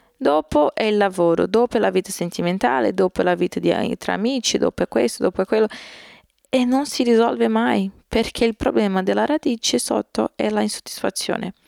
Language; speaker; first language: Italian; non-native, fluent; Portuguese